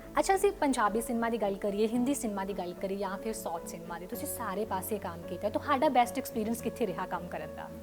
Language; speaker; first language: Punjabi; native; Punjabi